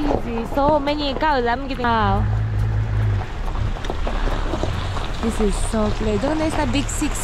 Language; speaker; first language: English; non-native, learner; Japanese